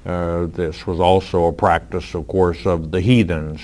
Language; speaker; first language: English; native; English